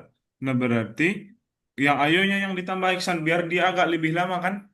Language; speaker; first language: Indonesian; native; Indonesian